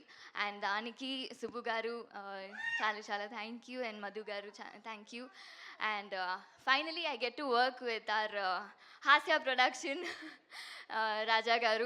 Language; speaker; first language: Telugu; non-native, learner; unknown